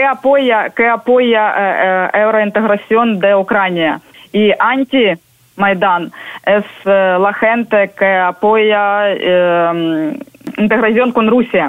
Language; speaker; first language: Spanish; non-native, learner; Ukrainian